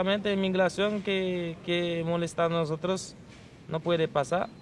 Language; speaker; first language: Spanish; non-native, learner; Haitian Creole